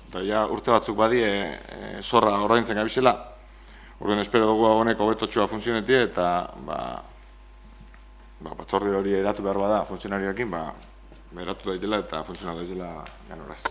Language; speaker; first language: Basque; native; Basque